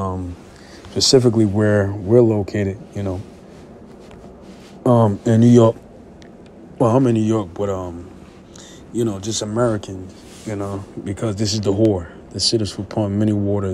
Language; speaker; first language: English; native; English